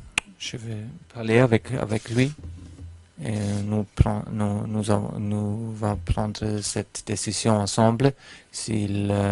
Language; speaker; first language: French; non-native, fluent; German